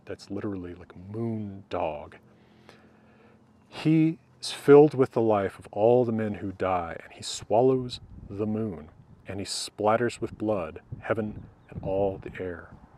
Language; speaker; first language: English; native; English